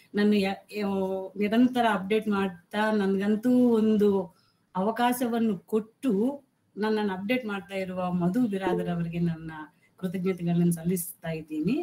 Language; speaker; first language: Kannada; non-native, local second language; Telugu